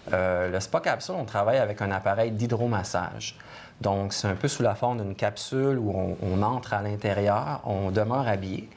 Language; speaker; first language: French; native; French